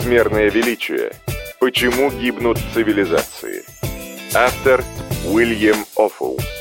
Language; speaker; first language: Russian; native; Russian